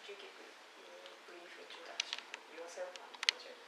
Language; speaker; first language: English; non-native, learner; Japanese